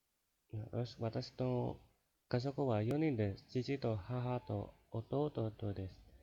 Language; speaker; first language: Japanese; non-native, fluent; Indonesian